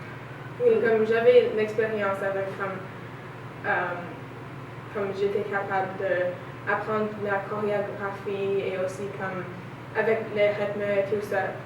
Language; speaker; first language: French; non-native, learner; English